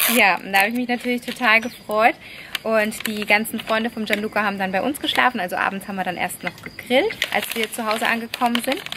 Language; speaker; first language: German; non-native, fluent; Italian